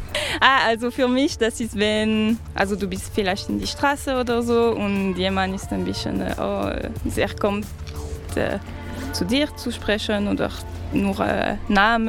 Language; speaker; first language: German; non-native, learner; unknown